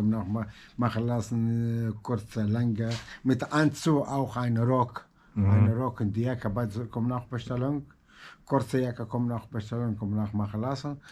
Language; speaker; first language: German; non-native, learner; Arabic